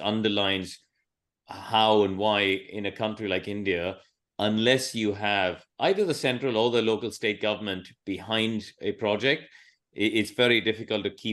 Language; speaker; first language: English; non-native, local second language; Tamil